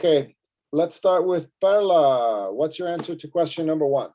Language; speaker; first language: English; native; English